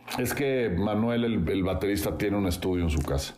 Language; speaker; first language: Spanish; native; Spanish